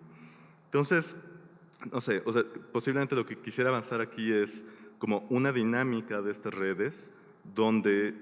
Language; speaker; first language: Spanish; native; Spanish